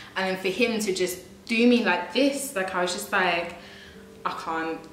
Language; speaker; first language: English; native; English